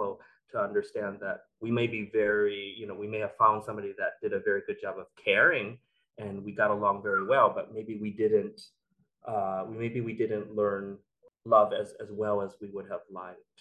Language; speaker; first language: English; native; English